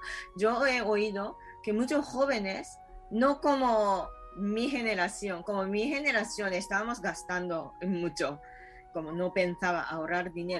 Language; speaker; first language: Spanish; non-native, fluent; Japanese